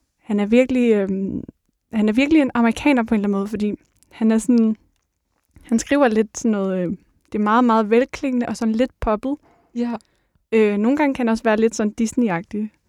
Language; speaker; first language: Danish; native; Danish